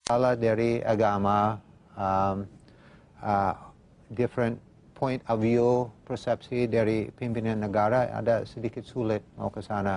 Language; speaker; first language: Indonesian; non-native, fluent; English